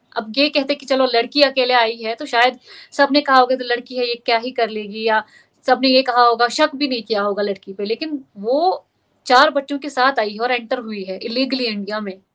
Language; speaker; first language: Hindi; non-native, local second language; Kashmiri